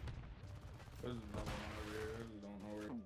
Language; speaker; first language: English; native; English